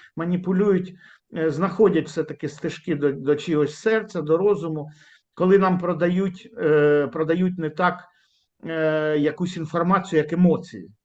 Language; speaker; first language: Ukrainian; native; Ukrainian